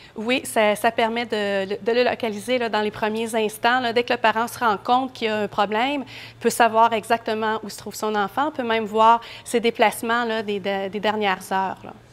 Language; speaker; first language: French; native; French